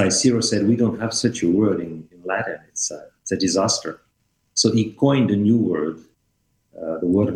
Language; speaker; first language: English; non-native, fluent; French